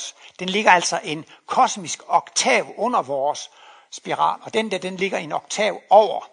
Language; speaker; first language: Danish; native; Danish